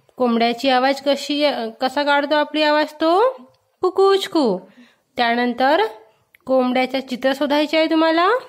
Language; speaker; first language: Marathi; non-native, local second language; Hindi